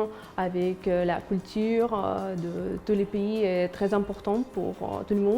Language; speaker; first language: French; non-native, fluent; Russian